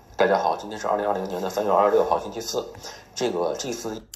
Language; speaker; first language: Chinese; native; Chinese